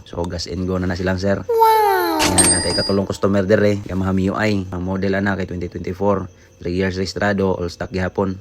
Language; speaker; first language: Cebuano; native; Cebuano